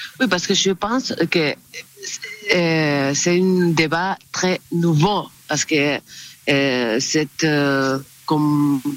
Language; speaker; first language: French; non-native, learner; Spanish